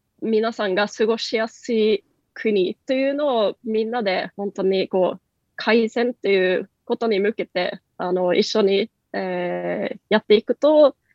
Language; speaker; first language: Japanese; non-native, fluent; Norwegian